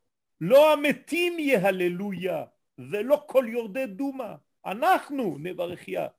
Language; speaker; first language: Hebrew; non-native, fluent; French